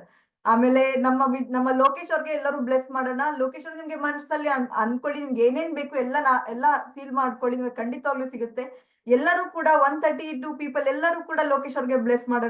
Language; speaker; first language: Kannada; native; Kannada